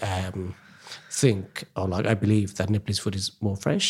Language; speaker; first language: English; non-native, local second language; Nepali